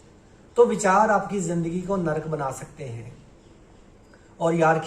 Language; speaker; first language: Hindi; native; Hindi